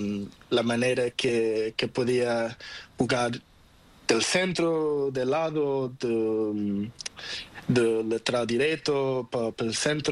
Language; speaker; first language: Spanish; non-native, learner; Portuguese